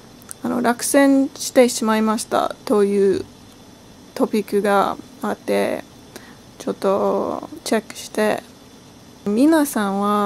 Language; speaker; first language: Japanese; non-native, learner; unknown